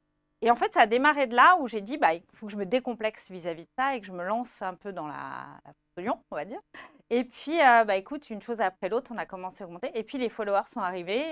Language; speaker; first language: French; native; French